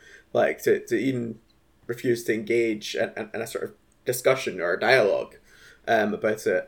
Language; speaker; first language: English; native; English